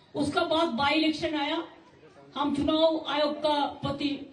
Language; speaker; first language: Hindi; non-native, local second language; Bangla